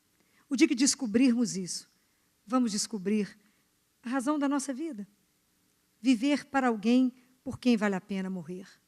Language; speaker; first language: Portuguese; native; Portuguese